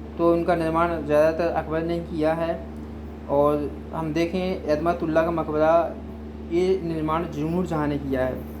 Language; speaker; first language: Hindi; native; Hindi